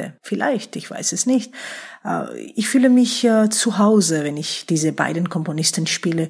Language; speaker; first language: German; non-native, fluent; Georgian